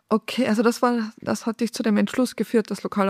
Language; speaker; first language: German; native; German